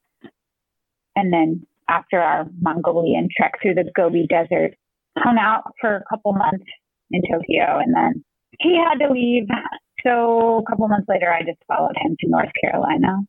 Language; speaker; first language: English; native; English